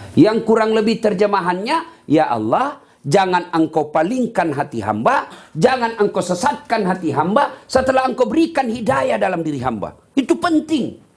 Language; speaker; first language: Malay; non-native, local second language; Buginese